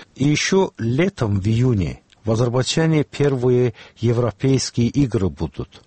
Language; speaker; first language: Russian; non-native, local second language; Azerbaijani